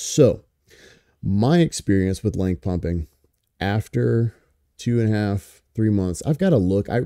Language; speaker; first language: English; native; English